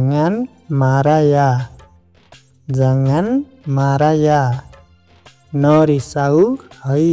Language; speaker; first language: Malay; non-native, learner; Nepali